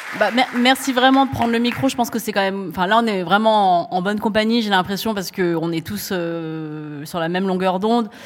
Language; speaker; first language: French; native; French